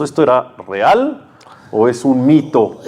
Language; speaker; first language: Spanish; native; Spanish